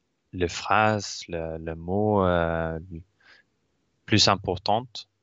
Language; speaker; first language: French; non-native, learner; Swedish